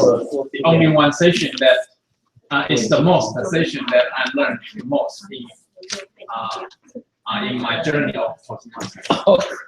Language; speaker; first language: English; non-native, fluent; Chinese